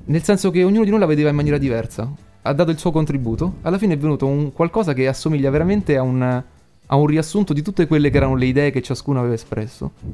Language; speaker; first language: Italian; native; Italian